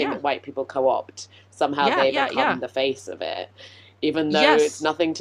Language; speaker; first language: English; native; English